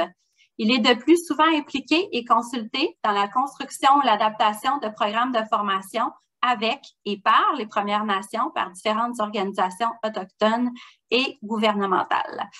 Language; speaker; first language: French; native; French